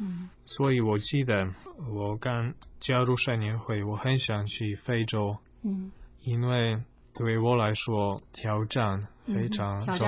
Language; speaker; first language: Chinese; non-native, fluent; Polish